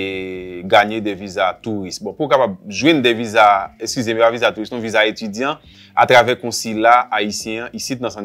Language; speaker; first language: French; non-native, local second language; Haitian Creole